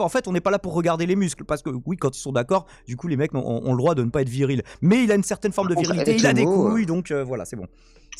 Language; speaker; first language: French; native; French